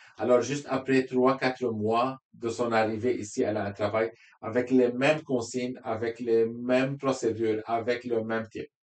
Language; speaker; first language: French; non-native, local second language; Arabic